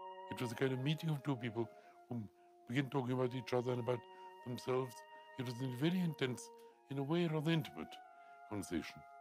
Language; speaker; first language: English; early bilingual, other home language; Russian